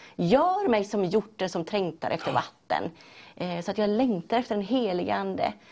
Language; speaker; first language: Swedish; native; Swedish